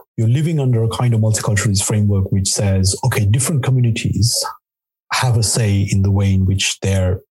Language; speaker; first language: English; non-native, local second language; Gujarati